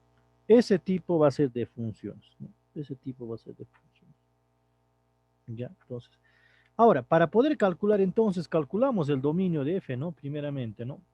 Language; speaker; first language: Spanish; native; Spanish